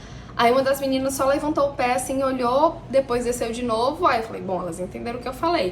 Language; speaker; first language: Portuguese; native; Portuguese